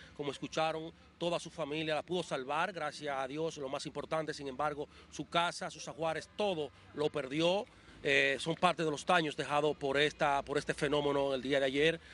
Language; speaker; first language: Spanish; native; Spanish